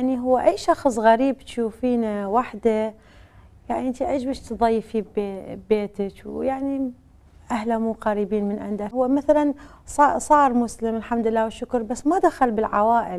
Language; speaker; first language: Arabic; native; Arabic